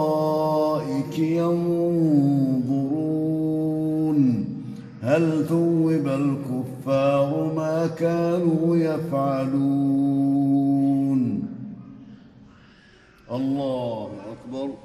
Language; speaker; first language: Arabic; native; Arabic